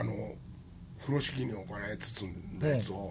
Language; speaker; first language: Japanese; native; Japanese